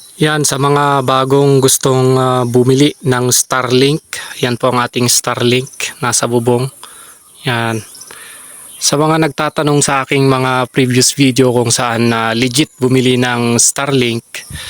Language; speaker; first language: Filipino; non-native, local second language; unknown